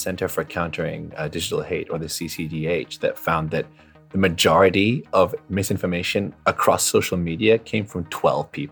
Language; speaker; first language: English; non-native, local second language; Cantonese